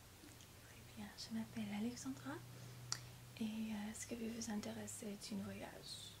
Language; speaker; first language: French; non-native, learner; English